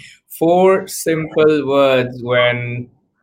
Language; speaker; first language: English; non-native, local second language; Hindi